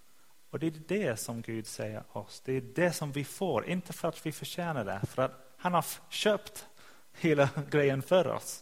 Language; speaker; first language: Swedish; non-native, fluent; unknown